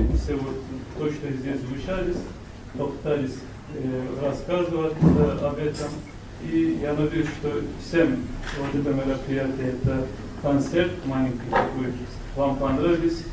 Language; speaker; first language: Russian; non-native, fluent; Turkish